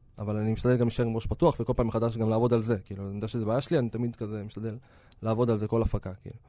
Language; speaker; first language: Hebrew; native; Hebrew